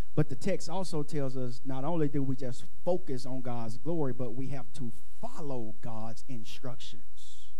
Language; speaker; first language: English; native; English